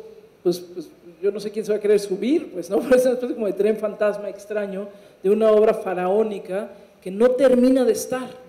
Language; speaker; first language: Spanish; native; Spanish